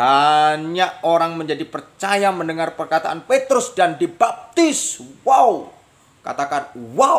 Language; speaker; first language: Indonesian; native; Indonesian